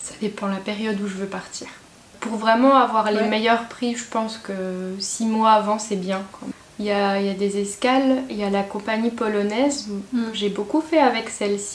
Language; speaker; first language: French; native; French